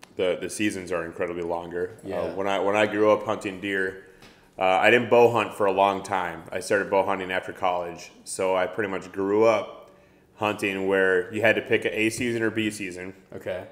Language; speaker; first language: English; native; English